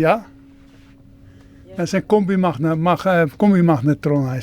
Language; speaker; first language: German; non-native, learner; Dutch